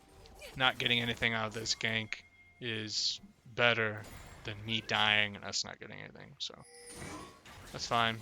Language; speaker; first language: English; native; English